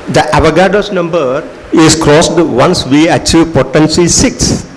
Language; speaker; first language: English; non-native, local second language; Malayalam